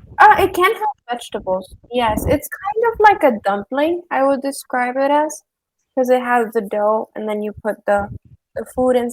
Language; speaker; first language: English; non-native, fluent; Spanish